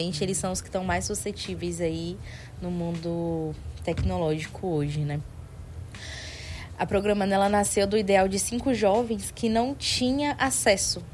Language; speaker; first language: Portuguese; native; Portuguese